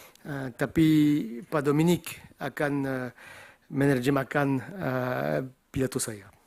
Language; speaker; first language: Indonesian; non-native, learner; French